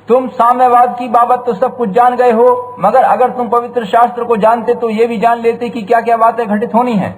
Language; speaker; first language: Hindi; native; Hindi